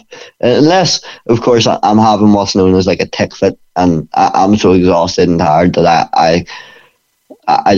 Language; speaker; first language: English; native; English